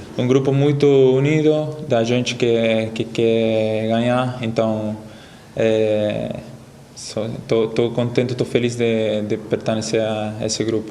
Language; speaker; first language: Portuguese; non-native, fluent; Spanish